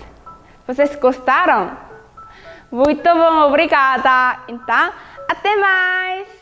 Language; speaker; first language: Portuguese; non-native, fluent; Korean